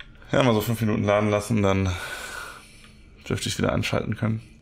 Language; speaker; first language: German; native; German